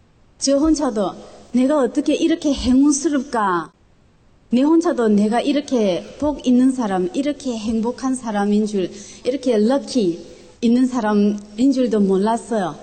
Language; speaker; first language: Korean; non-native, local second language; Chinese